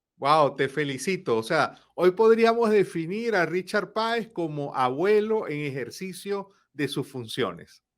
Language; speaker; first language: Spanish; native; Spanish